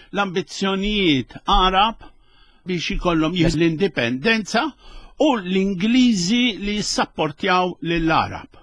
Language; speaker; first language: Maltese; early bilingual, other home language; Spanish